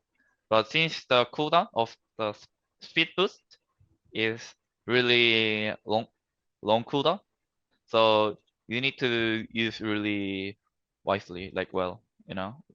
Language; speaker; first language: English; non-native, learner; Korean